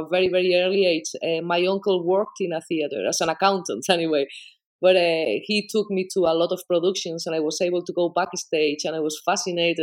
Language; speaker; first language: English; non-native, fluent; Spanish